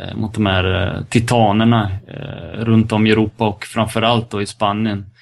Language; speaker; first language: Swedish; early bilingual, other home language; Serbian